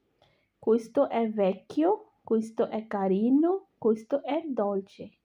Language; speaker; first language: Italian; non-native, fluent; Urdu